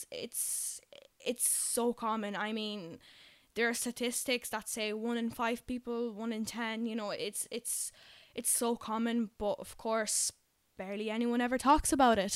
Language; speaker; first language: English; non-native, fluent; Polish